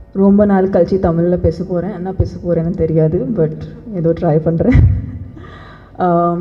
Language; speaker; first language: Tamil; non-native, learner; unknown